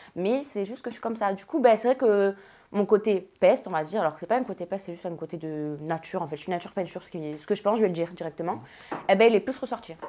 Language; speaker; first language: French; native; French